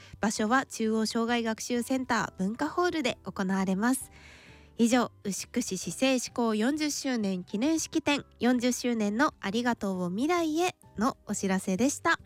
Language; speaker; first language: Japanese; native; Japanese